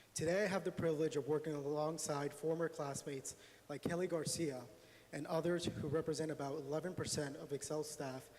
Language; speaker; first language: English; native; English